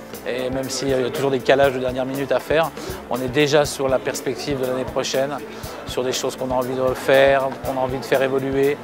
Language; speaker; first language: French; native; French